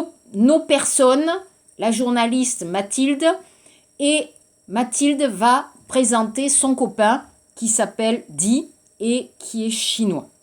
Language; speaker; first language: French; non-native, fluent; Korean